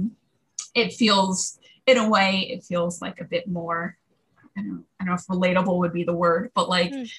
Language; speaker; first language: English; native; English